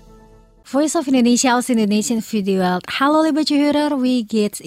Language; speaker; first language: German; non-native, learner; Indonesian